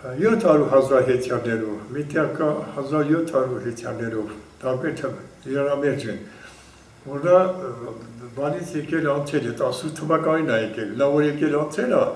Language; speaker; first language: Armenian; non-native, local second language; Kurdish